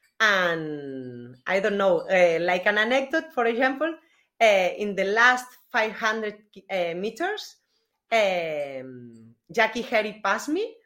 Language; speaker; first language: English; non-native, learner; Spanish